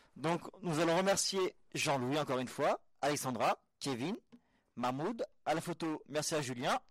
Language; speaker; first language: French; native; French